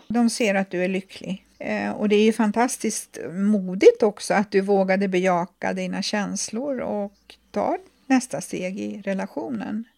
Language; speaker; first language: Swedish; native; Swedish